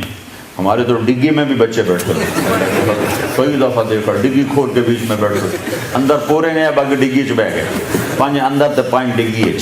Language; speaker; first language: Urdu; non-native, local second language; Punjabi